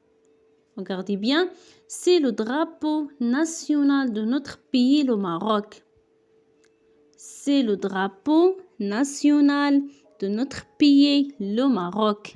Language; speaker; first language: French; non-native, local second language; Arabic